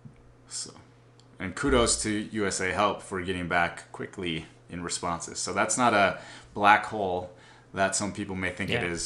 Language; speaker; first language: English; native; English